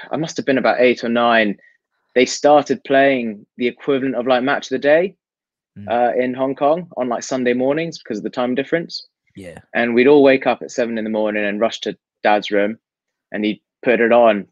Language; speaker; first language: English; native; English